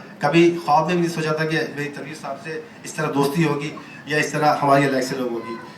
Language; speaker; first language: Urdu; native; Urdu